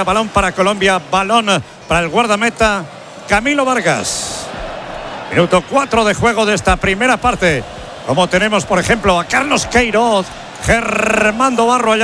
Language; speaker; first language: Spanish; native; Spanish